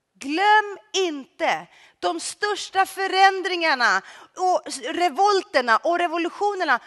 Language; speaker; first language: Swedish; early bilingual, other home language; Greek